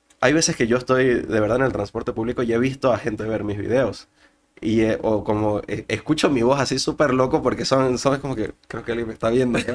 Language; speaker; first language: Spanish; native; Spanish